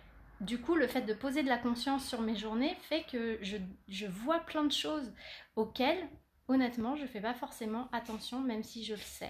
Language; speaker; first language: French; native; French